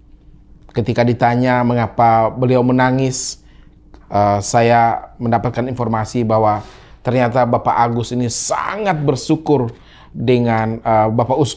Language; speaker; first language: Indonesian; native; Indonesian